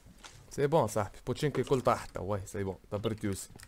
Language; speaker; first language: Arabic; native; Arabic